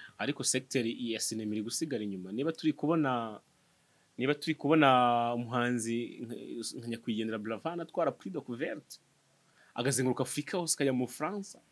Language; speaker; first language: Kinyarwanda; native; Kinyarwanda